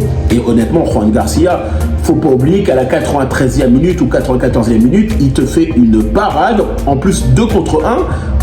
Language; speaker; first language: French; native; French